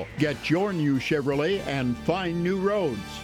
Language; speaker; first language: English; native; English